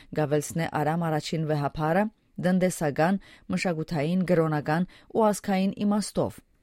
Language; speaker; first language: Armenian; early bilingual, heritage; Armenian